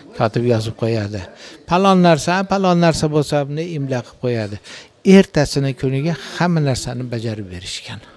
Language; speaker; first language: Uzbek; native; Uzbek